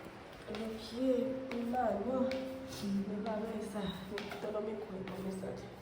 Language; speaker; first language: Spanish; non-native, learner; Haitian Creole